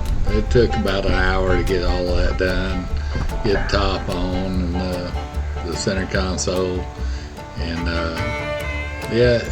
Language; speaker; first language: English; native; English